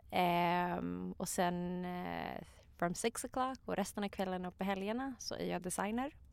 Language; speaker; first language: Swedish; native; Swedish